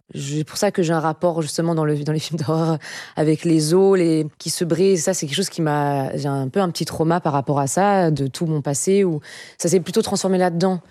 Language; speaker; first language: French; native; French